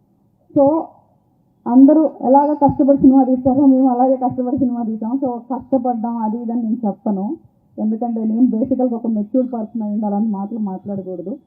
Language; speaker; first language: Telugu; native; Telugu